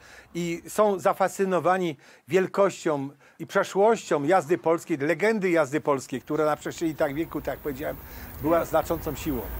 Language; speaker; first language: Polish; native; Polish